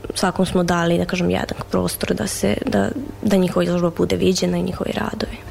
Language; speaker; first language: Serbian; native; Serbian